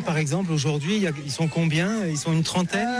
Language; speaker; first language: French; native; French